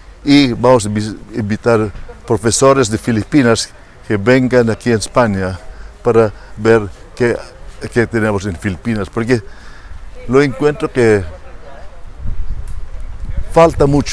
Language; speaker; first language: Spanish; non-native, learner; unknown